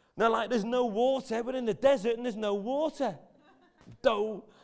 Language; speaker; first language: English; native; English